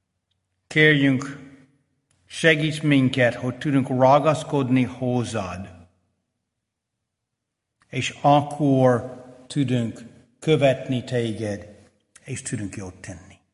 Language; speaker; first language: Hungarian; early bilingual, heritage; Hungarian